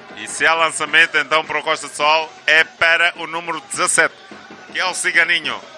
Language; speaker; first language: Portuguese; native; Portuguese